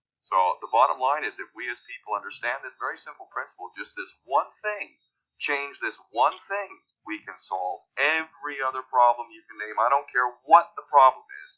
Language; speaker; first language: English; native; English